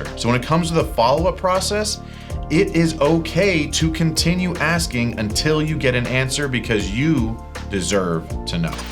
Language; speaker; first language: English; native; English